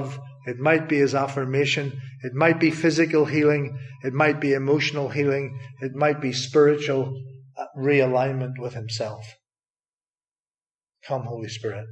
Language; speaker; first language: English; native; English